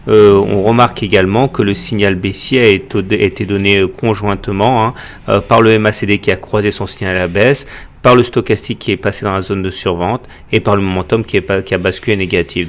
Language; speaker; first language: French; native; French